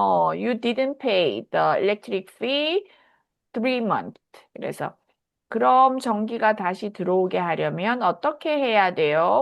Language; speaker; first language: Korean; native; Korean